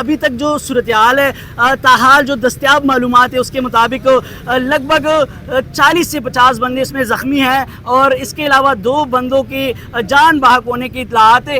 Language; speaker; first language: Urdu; non-native, local second language; Pashto